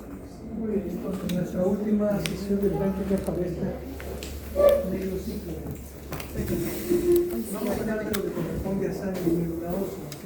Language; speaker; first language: Spanish; native; Spanish